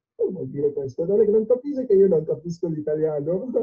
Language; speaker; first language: Italian; non-native, fluent; Akan